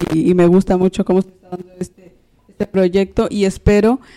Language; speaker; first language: Spanish; native; Spanish